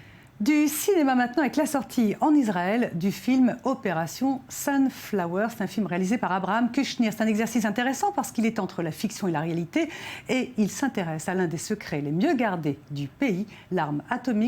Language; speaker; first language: French; native; French